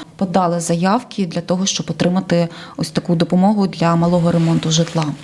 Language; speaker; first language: Ukrainian; native; Ukrainian